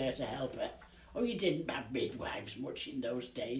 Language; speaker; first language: English; native; English